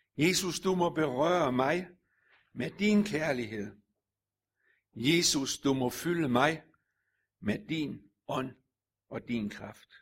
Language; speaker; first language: Danish; native; Danish